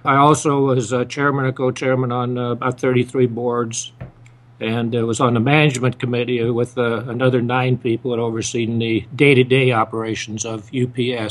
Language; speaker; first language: English; native; English